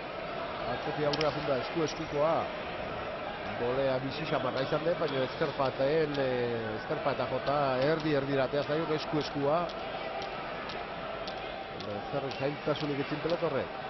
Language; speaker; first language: Basque; native; Basque